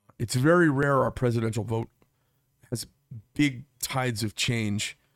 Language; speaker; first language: English; native; English